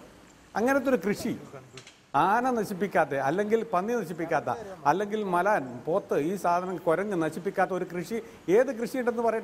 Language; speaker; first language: Malayalam; native; Malayalam